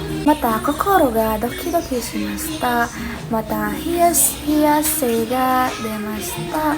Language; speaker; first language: Japanese; non-native, learner; Indonesian